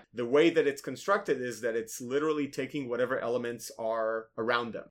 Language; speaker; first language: English; non-native, fluent; Hebrew